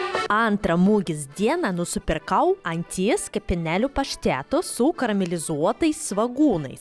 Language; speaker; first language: Lithuanian; non-native, learner; Russian